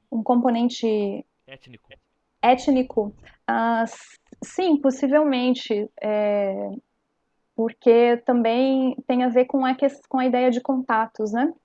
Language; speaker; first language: Portuguese; native; Portuguese